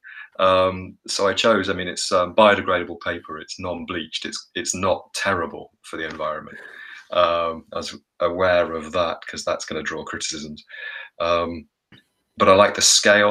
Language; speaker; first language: English; native; English